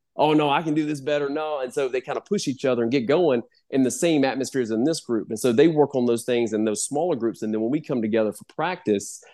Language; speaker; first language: English; native; English